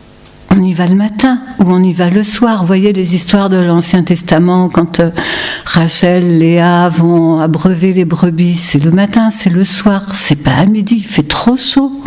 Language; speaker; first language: French; native; French